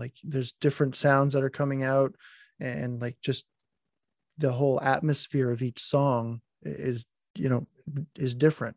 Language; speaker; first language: English; non-native, fluent; French